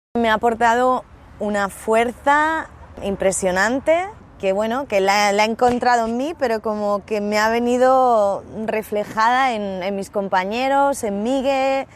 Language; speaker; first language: Spanish; native; Spanish